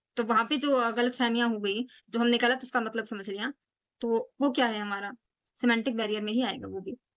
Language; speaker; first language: Hindi; native; Hindi